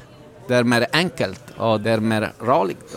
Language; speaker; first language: Swedish; non-native, learner; Italian